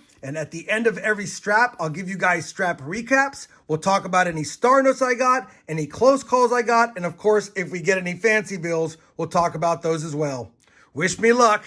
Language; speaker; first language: English; native; English